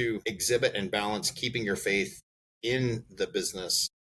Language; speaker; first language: English; native; English